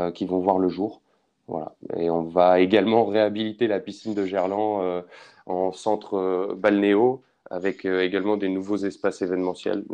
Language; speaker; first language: French; native; French